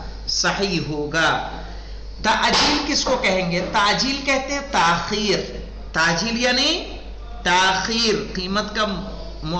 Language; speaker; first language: Urdu; native; Urdu